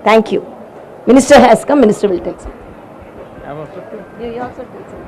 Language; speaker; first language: English; non-native, local second language; Tamil